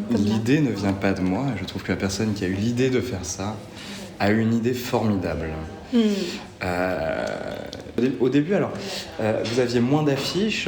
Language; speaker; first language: French; native; French